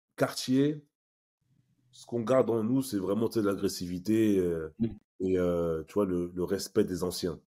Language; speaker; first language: French; native; French